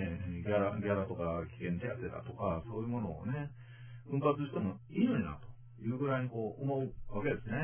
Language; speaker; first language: Japanese; native; Japanese